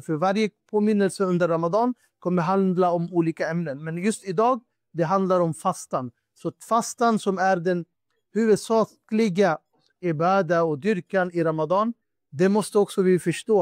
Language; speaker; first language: Swedish; non-native, fluent; Urdu